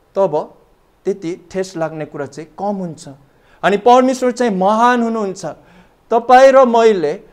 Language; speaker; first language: Nepali; non-native, fluent; Korean